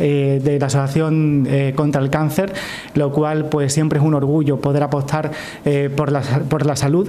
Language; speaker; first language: Spanish; native; Spanish